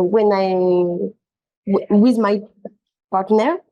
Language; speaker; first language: English; non-native, learner; French